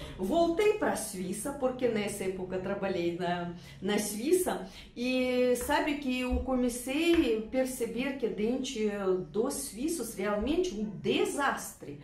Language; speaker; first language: Portuguese; non-native, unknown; Russian